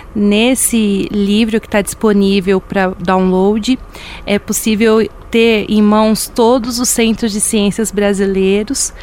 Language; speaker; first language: Portuguese; native; Portuguese